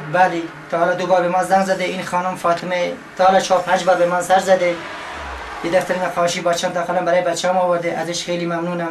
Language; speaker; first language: Persian; non-native, local second language; Kurdish